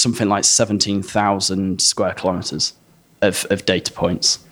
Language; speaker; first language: English; native; English